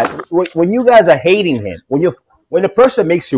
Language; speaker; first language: English; non-native, local second language; Swahili